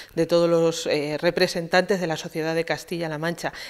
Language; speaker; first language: Spanish; native; Spanish